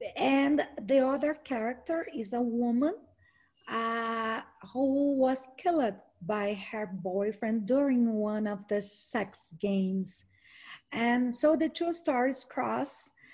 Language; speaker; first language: English; non-native, fluent; Portuguese